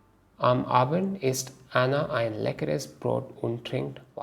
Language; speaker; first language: German; non-native, learner; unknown